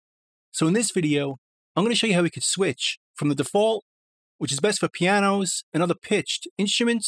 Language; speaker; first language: English; native; English